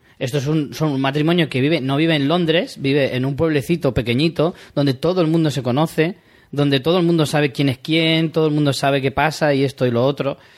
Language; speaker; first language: Spanish; native; Spanish